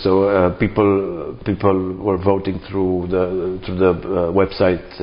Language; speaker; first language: English; non-native, fluent; Romanian